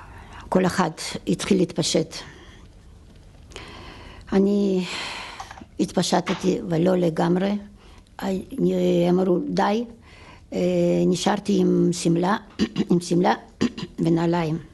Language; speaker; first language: Hebrew; non-native, fluent; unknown